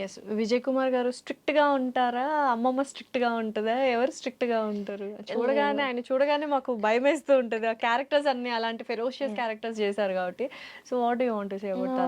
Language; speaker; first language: Telugu; native; Telugu